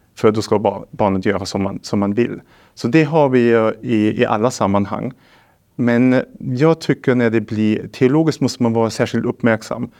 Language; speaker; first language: Swedish; non-native, fluent; German